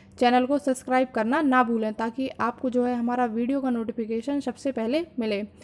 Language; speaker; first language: Hindi; native; Hindi